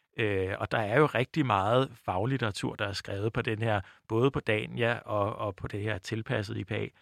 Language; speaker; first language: Danish; native; Danish